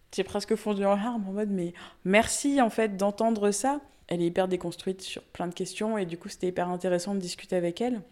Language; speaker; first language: French; native; French